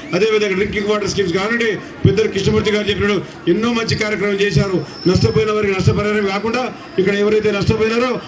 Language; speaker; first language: Telugu; native; Telugu